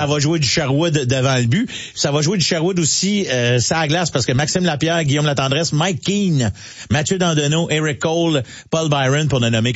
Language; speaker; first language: French; native; French